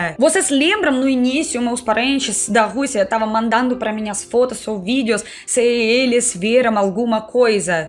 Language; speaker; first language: Portuguese; non-native, fluent; Russian